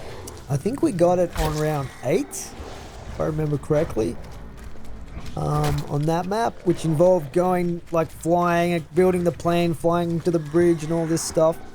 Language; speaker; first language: English; native; English